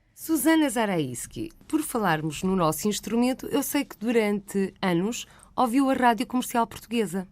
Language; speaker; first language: Portuguese; native; Portuguese